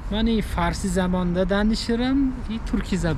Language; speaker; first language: Turkish; non-native, learner; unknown